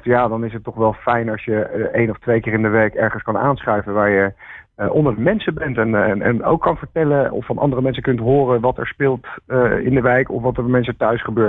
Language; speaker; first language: Dutch; native; Dutch